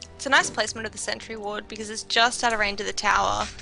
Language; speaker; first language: English; native; English